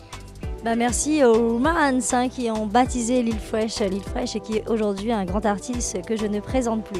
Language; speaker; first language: French; native; French